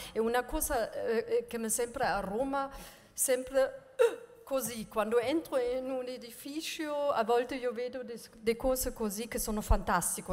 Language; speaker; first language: Italian; non-native, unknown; German